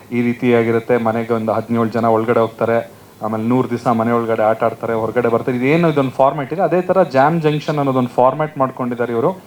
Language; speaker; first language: Kannada; native; Kannada